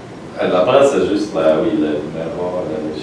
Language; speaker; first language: French; non-native, learner; Polish